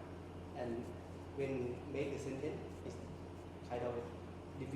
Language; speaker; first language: English; non-native, learner; Thai